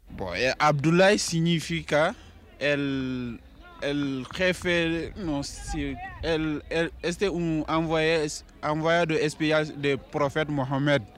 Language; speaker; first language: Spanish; non-native, learner; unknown